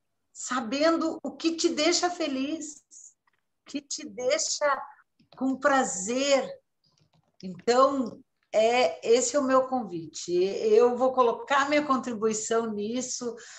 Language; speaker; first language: Portuguese; native; Portuguese